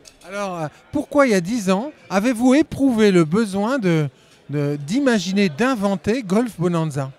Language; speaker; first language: French; native; French